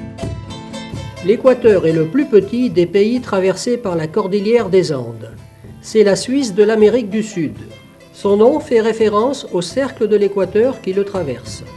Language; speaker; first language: French; native; French